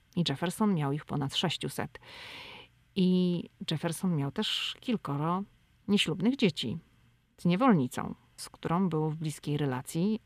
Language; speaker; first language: Polish; native; Polish